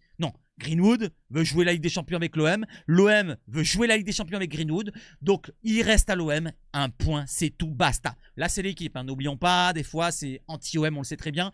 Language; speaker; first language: French; native; French